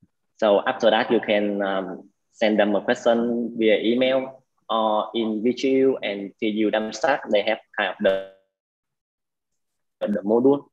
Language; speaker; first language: English; non-native, learner; Vietnamese